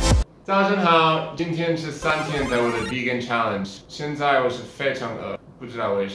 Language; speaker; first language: Chinese; non-native, learner; English